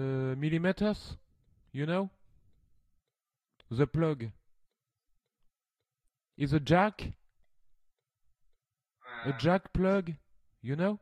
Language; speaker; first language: English; non-native, learner; French